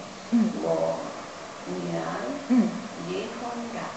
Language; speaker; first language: Chinese; non-native, learner; Japanese